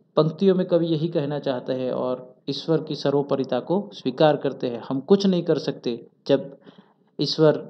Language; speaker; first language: Hindi; non-native, local second language; Gujarati